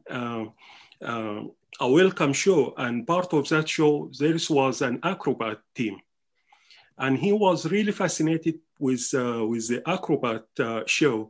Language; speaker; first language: English; non-native, fluent; Arabic